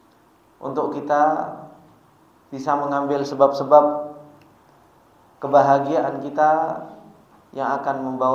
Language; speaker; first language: Indonesian; native; Indonesian